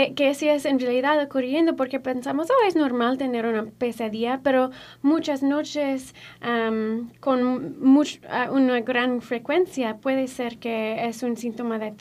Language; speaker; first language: Spanish; non-native, fluent; English